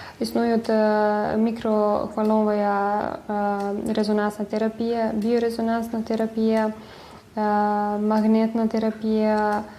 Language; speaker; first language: Ukrainian; early bilingual, heritage; Ukrainian